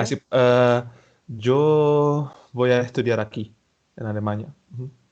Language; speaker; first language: Spanish; non-native, fluent; Indonesian